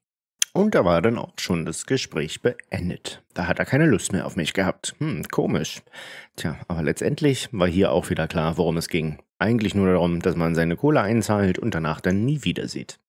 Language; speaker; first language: German; native; German